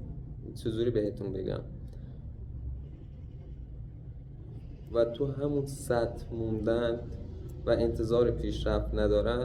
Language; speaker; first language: Persian; native; Persian